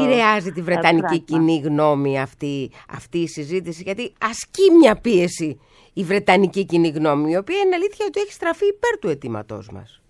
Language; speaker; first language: Greek; native; Greek